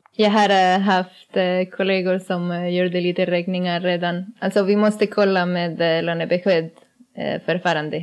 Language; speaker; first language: Swedish; non-native, learner; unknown